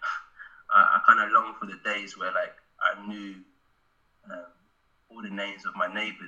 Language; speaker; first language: English; native; English